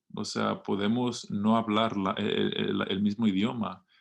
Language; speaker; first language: Spanish; early bilingual, heritage; Spanish